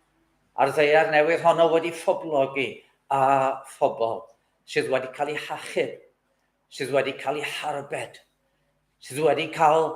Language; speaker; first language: Welsh; native; Welsh